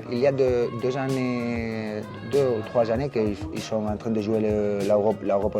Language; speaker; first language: French; non-native, learner; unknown